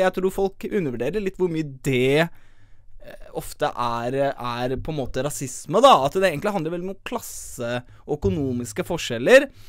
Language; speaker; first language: Norwegian; early bilingual, other home language; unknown